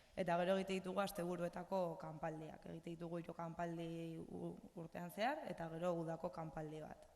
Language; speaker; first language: Basque; non-native, local second language; Spanish